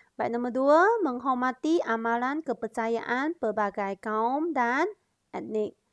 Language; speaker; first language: Malay; non-native, local second language; Chinese